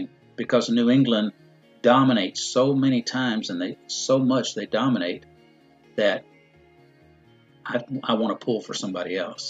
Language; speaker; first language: English; native; English